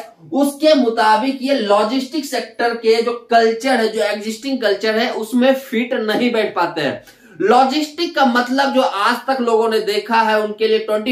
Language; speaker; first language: Hindi; native; Hindi